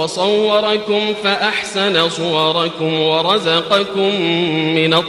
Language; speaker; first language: Arabic; native; Arabic